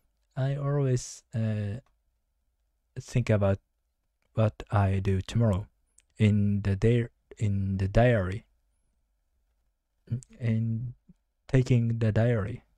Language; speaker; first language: English; non-native, learner; Japanese